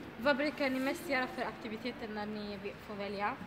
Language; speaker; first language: Swedish; early bilingual, other home language; Arabic